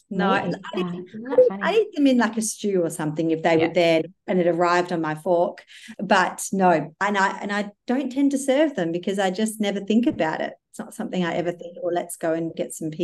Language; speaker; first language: English; native; English